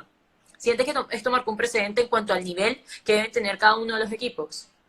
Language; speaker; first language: Spanish; native; Spanish